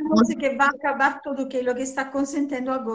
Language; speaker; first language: Portuguese; non-native, fluent; Italian